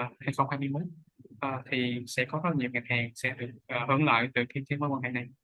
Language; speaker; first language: Vietnamese; native; Vietnamese